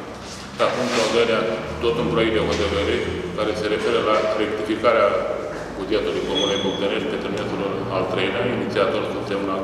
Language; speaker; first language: Romanian; native; Romanian